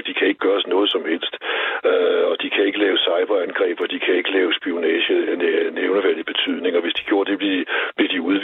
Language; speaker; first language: Danish; native; Danish